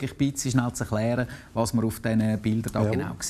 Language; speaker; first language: German; native; German